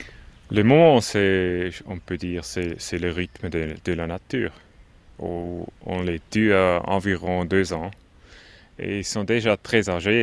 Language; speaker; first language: French; non-native, local second language; German